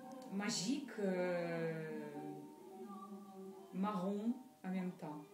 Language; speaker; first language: French; non-native, fluent; Russian